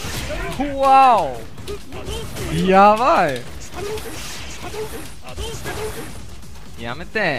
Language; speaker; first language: Japanese; non-native, learner; German